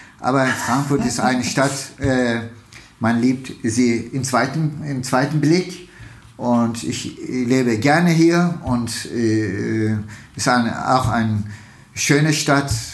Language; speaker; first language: German; non-native, fluent; Turkish